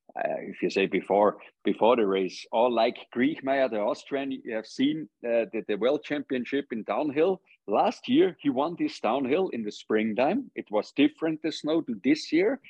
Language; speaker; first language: English; non-native, fluent; German